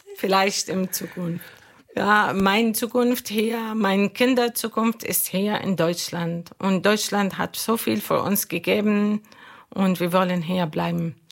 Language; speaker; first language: German; non-native, learner; Arabic